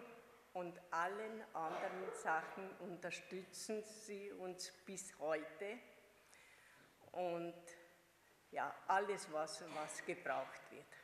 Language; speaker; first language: German; non-native, fluent; Hungarian